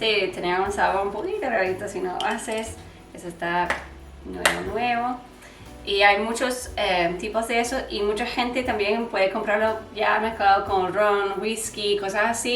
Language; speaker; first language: Spanish; non-native, learner; English